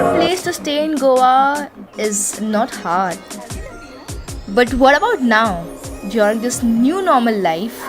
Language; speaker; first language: English; non-native, local second language; Hindi